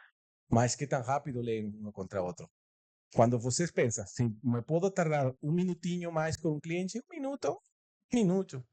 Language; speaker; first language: Portuguese; non-native, learner; Spanish